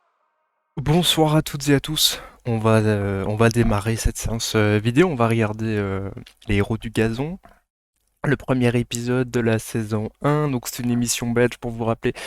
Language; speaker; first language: French; native; French